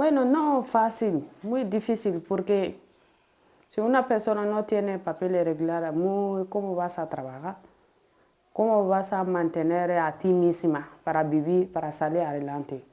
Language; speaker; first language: Spanish; non-native, learner; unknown